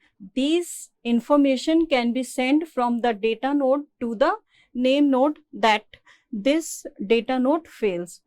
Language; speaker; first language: English; non-native, local second language; Hindi